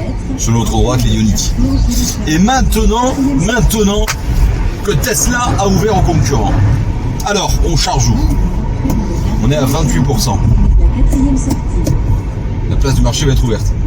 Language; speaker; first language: French; native; French